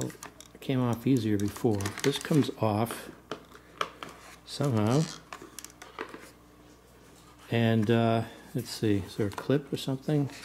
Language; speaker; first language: English; native; English